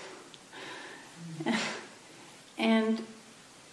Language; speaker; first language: English; non-native, fluent; German